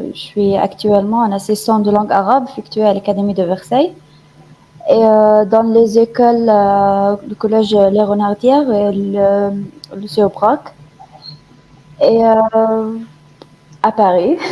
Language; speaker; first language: French; non-native, fluent; Arabic